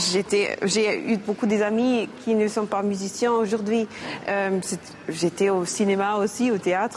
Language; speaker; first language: French; non-native, learner; German